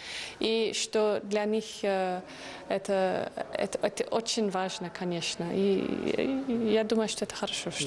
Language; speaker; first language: Russian; non-native, fluent; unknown